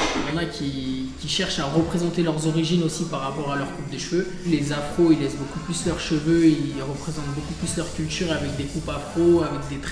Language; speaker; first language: French; native; French